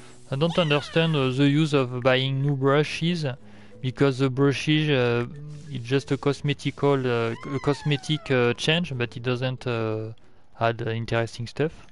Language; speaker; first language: English; non-native, learner; French